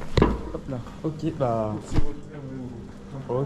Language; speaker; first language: French; native; French